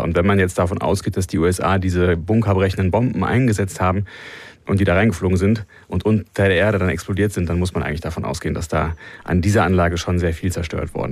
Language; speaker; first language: German; native; German